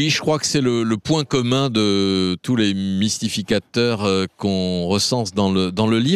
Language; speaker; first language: French; native; French